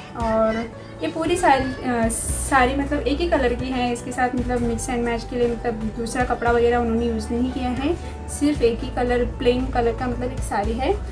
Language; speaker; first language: Hindi; non-native, local second language; Kannada